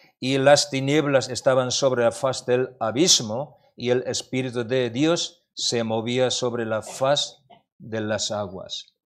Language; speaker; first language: Spanish; non-native, learner; Korean